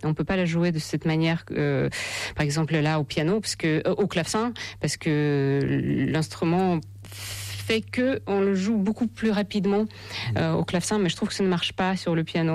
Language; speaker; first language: French; non-native, fluent; Russian